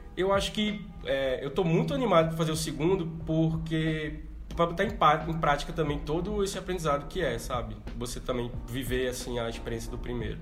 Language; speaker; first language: Portuguese; native; Portuguese